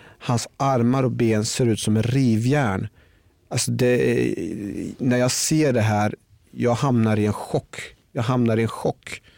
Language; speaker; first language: Swedish; early bilingual, other home language; Persian